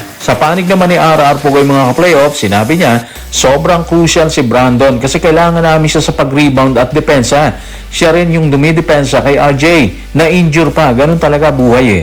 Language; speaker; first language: Filipino; native; Filipino